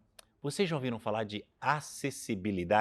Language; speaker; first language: Portuguese; native; Portuguese